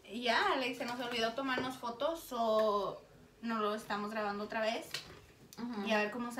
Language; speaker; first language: Spanish; early bilingual, heritage; Spanish